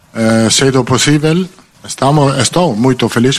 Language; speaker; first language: Portuguese; non-native, fluent; Italian